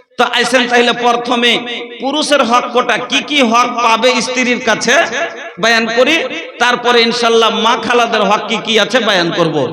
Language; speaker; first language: Bangla; non-native, local second language; Bhojpuri